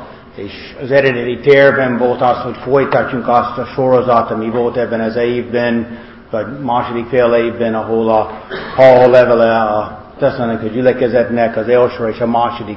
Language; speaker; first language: Hungarian; non-native, learner; English